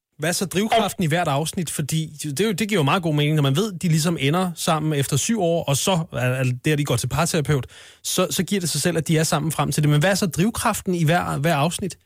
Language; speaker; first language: Danish; native; Danish